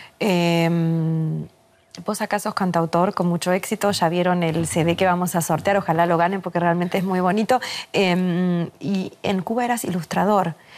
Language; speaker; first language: Spanish; native; Spanish